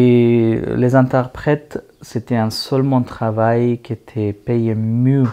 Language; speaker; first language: French; non-native, learner; Persian